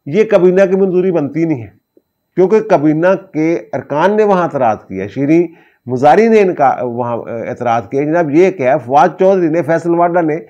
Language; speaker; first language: Urdu; non-native, local second language; Punjabi